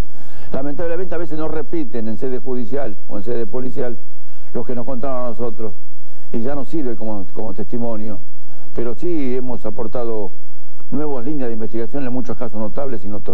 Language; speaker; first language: Spanish; native; Spanish